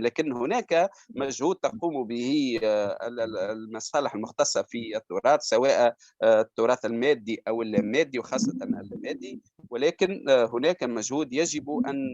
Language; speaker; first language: Arabic; native; Arabic